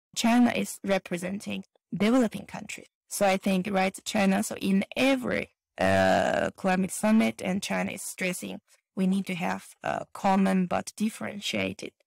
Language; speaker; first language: English; non-native, fluent; Chinese